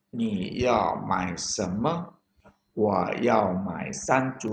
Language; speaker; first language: Chinese; non-native, fluent; Thai